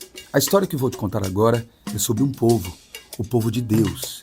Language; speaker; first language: Portuguese; native; Portuguese